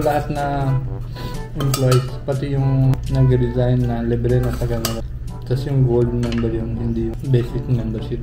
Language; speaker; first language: Filipino; non-native, learner; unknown